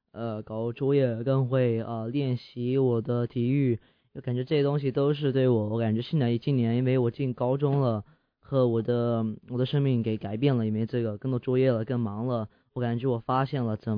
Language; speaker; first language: Chinese; early bilingual, heritage; English